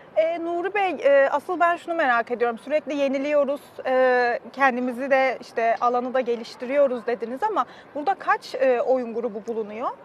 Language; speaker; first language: Turkish; native; Turkish